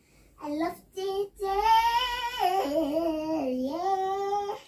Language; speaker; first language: English; non-native, local second language; Cantonese